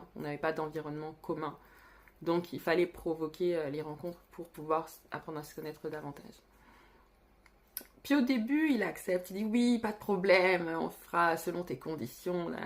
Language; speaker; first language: French; native; French